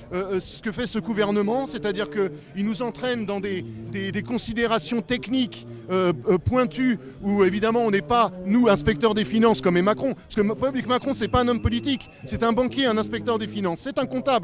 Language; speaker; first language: French; native; French